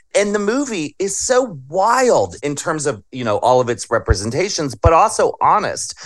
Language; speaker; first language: English; native; English